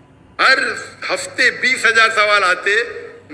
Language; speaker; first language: Hindi; non-native, local second language; Konkani